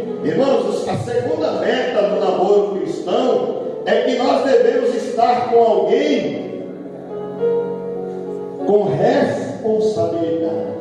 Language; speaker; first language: Portuguese; native; Portuguese